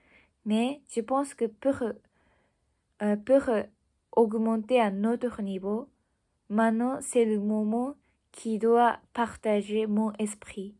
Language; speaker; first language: French; non-native, learner; Japanese